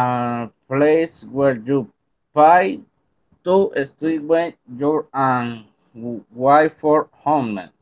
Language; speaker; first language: English; non-native, learner; Spanish